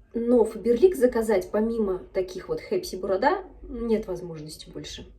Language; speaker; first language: Russian; native; Russian